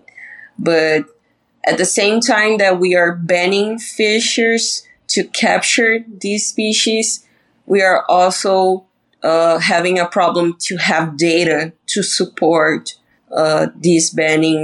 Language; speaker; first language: English; non-native, fluent; Portuguese